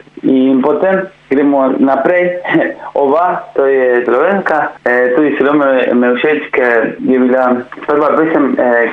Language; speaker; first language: Slovenian; non-native, learner; Spanish